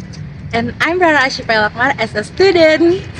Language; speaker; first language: English; non-native, learner; Indonesian